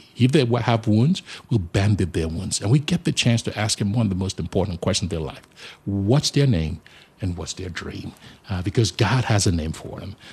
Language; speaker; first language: English; non-native, local second language; Yoruba